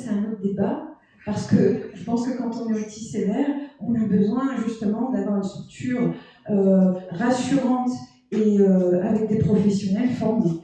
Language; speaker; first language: French; native; French